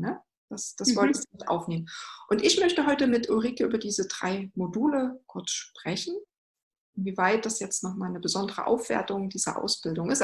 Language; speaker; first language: German; native; German